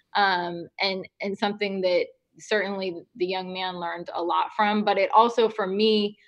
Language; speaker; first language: English; native; English